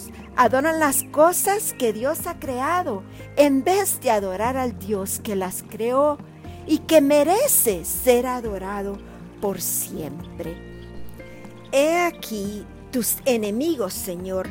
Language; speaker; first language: Spanish; native; Spanish